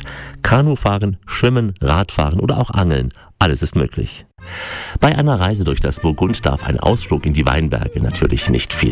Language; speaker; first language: German; native; German